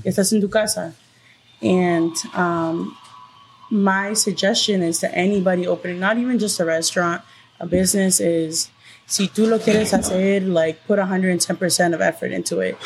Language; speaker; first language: English; early bilingual, other home language; Spanish